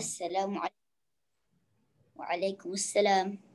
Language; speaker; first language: Arabic; non-native, learner; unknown